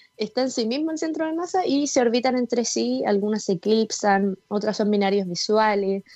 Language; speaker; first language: Spanish; native; Spanish